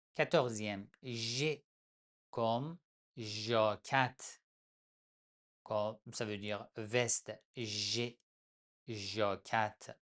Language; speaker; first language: French; non-native, fluent; Persian